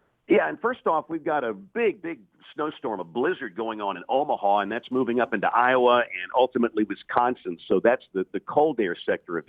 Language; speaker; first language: English; native; English